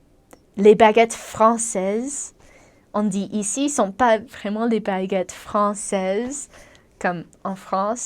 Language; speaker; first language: French; non-native, learner; English